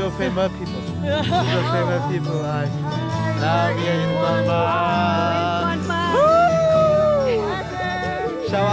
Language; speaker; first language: English; non-native, learner; Vietnamese